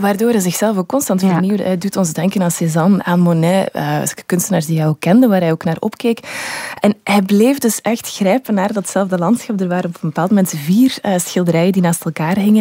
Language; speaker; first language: Dutch; native; Dutch